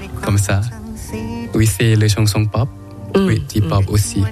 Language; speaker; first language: French; non-native, learner; Thai